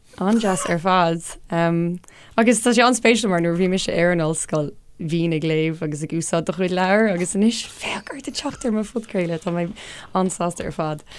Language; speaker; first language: Irish; non-native, local second language; English